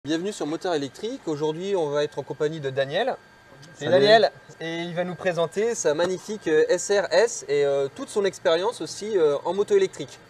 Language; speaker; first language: French; native; French